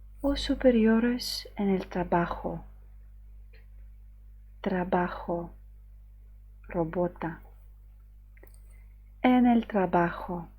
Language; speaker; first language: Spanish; non-native, fluent; Ukrainian